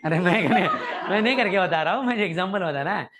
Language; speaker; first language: Hindi; non-native, local second language; Marathi